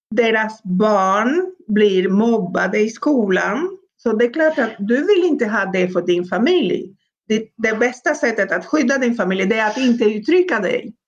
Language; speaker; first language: Swedish; non-native, fluent; Spanish